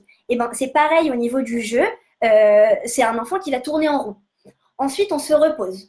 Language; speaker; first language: French; native; French